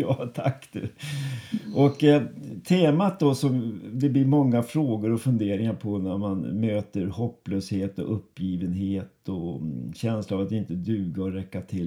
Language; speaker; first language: Swedish; native; Swedish